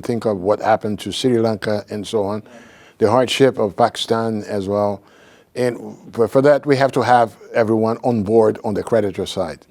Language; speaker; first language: English; non-native, fluent; Portuguese